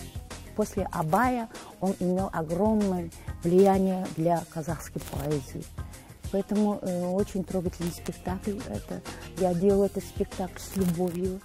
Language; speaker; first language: Russian; non-native, local second language; Kazakh